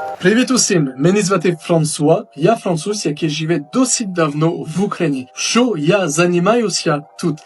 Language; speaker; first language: Ukrainian; non-native, fluent; French